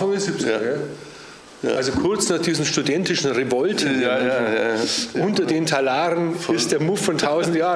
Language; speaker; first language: German; native; German